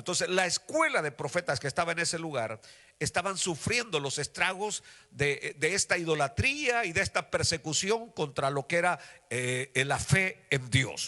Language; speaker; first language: Spanish; native; Spanish